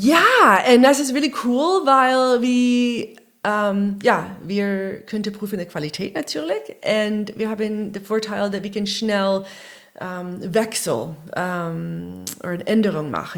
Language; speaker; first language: German; non-native, learner; English